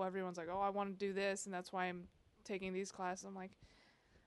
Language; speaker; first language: English; early bilingual, other home language; Chinese